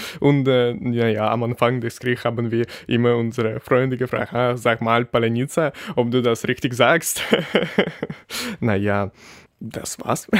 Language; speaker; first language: German; non-native, learner; Ukrainian